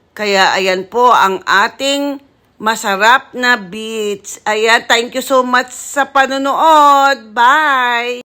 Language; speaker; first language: Filipino; non-native, local second language; Iloko